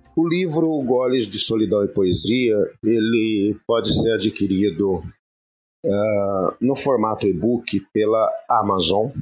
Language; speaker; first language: Portuguese; early bilingual, other home language; French